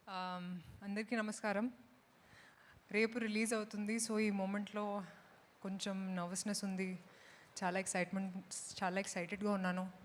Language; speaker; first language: Telugu; non-native, fluent; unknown